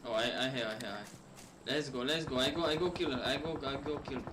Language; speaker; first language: English; non-native, learner; Romanian